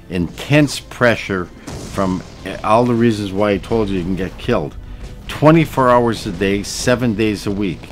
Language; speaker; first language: English; native; English